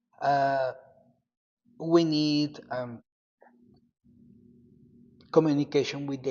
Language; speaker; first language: English; non-native, learner; Spanish